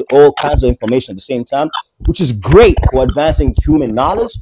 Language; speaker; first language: English; non-native, local second language; Swahili